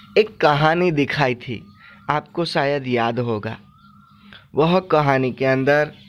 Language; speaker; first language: Hindi; non-native, local second language; Gujarati